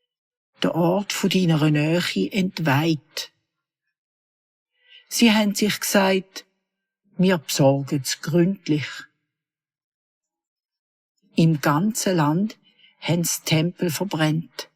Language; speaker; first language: German; native; German